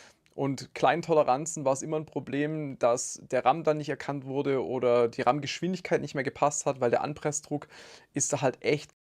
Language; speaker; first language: German; native; German